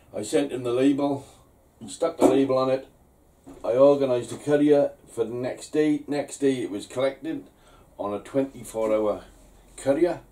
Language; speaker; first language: English; native; English